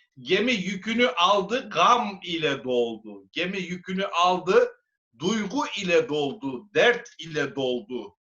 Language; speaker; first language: Turkish; native; Turkish